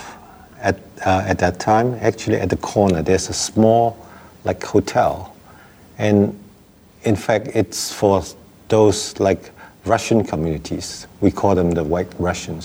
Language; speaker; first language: English; non-native, local second language; Wu Chinese